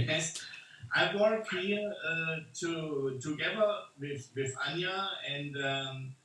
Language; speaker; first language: English; non-native, learner; German